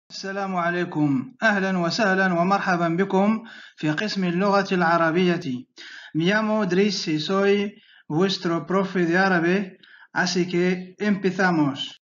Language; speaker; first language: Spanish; non-native, fluent; Arabic